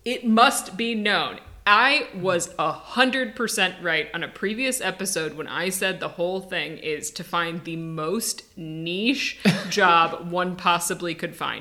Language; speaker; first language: English; native; English